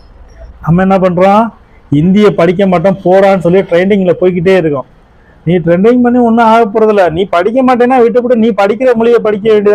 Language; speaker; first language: Tamil; native; Tamil